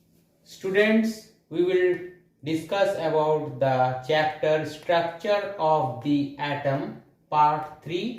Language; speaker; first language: English; non-native, local second language; Hindi